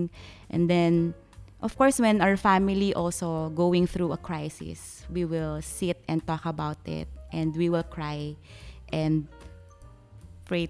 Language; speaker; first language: English; non-native, local second language; Filipino